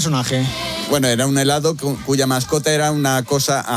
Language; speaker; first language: Spanish; native; Spanish